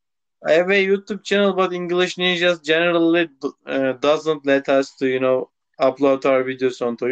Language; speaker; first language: English; non-native, local second language; Turkish